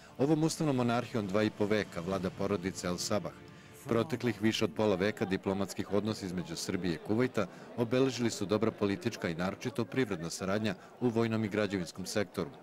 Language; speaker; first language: Serbian; native; Serbian